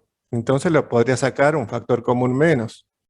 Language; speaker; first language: Spanish; native; Spanish